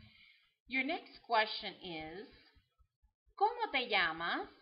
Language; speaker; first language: Spanish; non-native, fluent; English